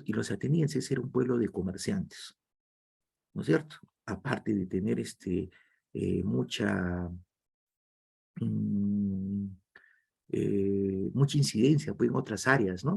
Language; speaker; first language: Spanish; native; Spanish